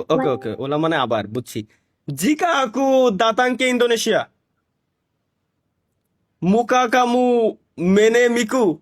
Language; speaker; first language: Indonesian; non-native, learner; Bangla